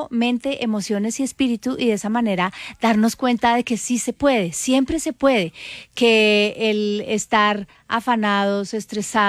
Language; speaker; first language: Spanish; native; Spanish